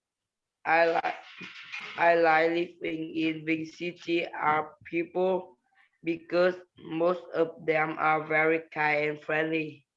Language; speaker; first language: English; non-native, learner; Vietnamese